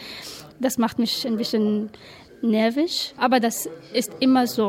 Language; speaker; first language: German; non-native, learner; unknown